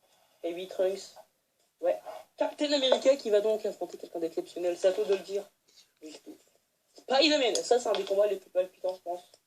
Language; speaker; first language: French; native; French